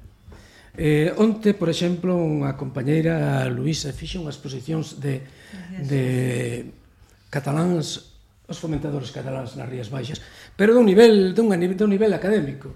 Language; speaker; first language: Galician; native; Galician